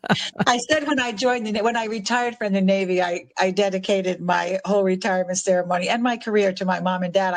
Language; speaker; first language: English; native; English